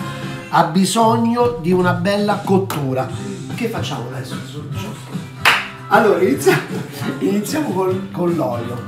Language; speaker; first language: Italian; native; Italian